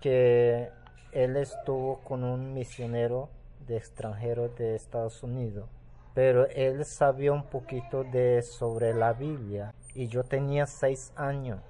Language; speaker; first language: Spanish; non-native, local second language; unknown